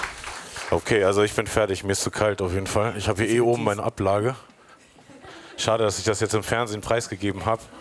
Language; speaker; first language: German; native; German